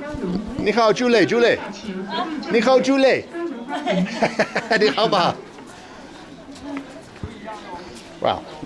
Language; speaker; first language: Chinese; non-native, learner; English